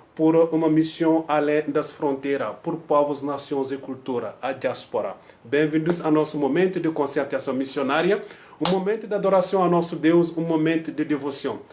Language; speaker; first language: Portuguese; non-native, fluent; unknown